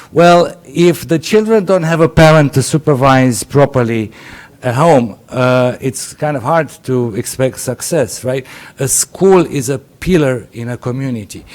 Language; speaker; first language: English; non-native, fluent; Romanian